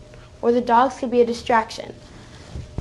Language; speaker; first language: English; native; English